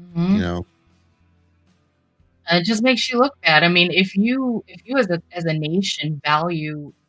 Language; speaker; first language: English; native; English